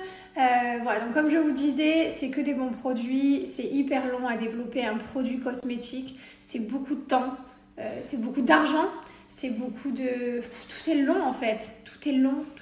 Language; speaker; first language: French; native; French